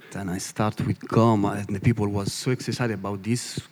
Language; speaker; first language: English; non-native, learner; Italian